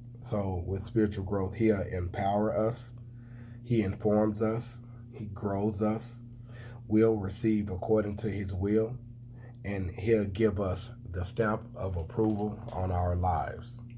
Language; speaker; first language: English; native; English